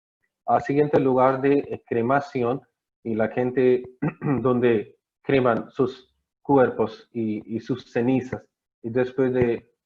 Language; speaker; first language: Spanish; non-native, learner; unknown